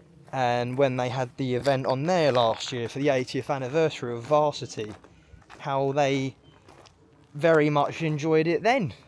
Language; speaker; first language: English; native; English